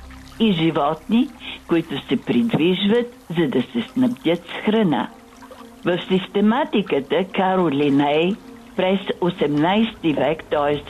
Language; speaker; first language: Bulgarian; native; Bulgarian